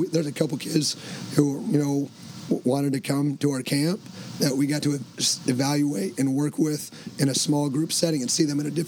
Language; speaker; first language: English; native; English